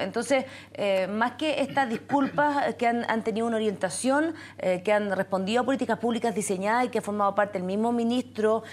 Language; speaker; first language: Spanish; native; Spanish